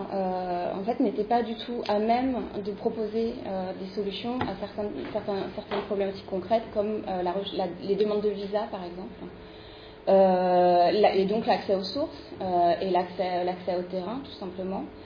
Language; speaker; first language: French; native; French